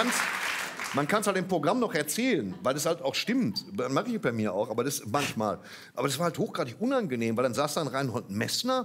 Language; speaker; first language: German; native; German